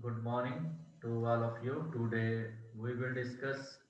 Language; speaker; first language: English; non-native, local second language; Punjabi